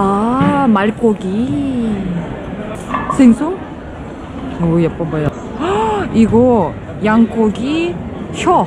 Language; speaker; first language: Korean; non-native, fluent; Russian